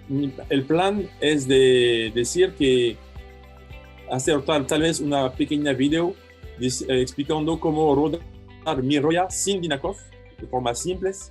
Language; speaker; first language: Spanish; non-native, fluent; French